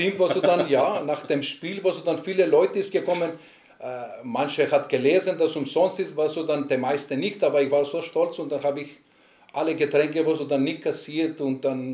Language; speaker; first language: German; non-native, learner; Greek